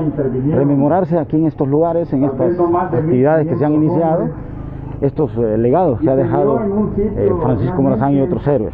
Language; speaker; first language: Spanish; native; Spanish